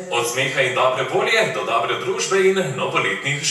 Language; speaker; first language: Slovenian; native; Slovenian